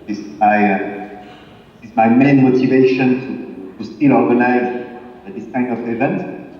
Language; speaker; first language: English; non-native, fluent; French